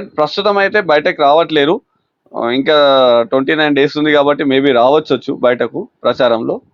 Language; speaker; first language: Telugu; native; Telugu